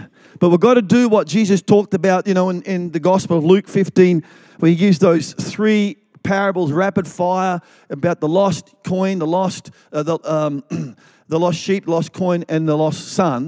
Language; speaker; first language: English; native; English